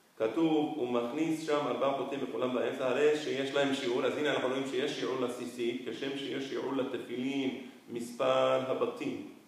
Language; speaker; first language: Hebrew; non-native, fluent; Spanish